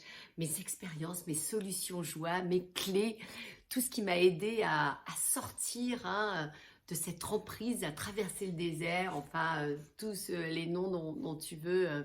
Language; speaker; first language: French; native; French